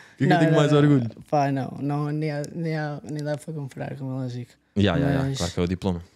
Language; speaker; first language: Portuguese; native; Portuguese